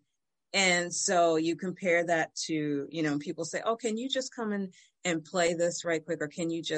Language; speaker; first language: English; native; English